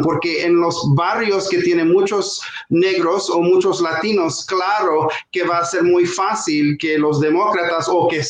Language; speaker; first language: Spanish; non-native, fluent; English